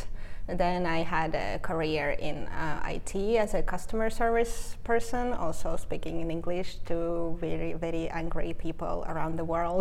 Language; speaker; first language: English; non-native, fluent; Russian